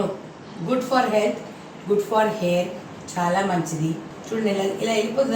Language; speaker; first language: Telugu; native; Telugu